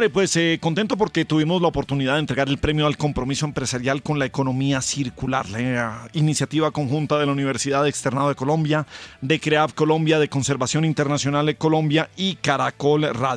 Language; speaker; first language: Spanish; native; Spanish